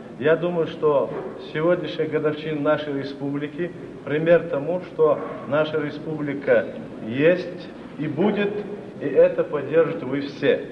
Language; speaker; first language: Russian; non-native, local second language; Chechen